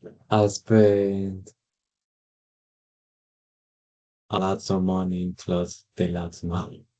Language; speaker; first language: English; non-native, learner; Spanish